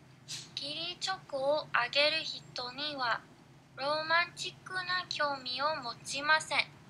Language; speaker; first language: Japanese; non-native, learner; English